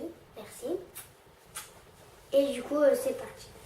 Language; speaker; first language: French; native; French